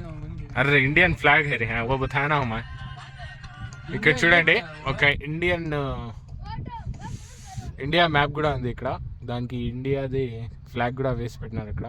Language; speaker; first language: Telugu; non-native, local second language; Urdu